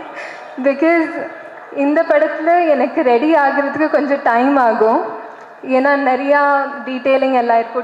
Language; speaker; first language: Tamil; non-native, learner; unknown